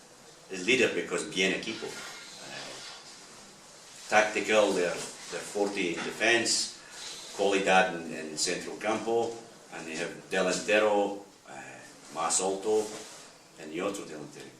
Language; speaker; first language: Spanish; non-native, learner; English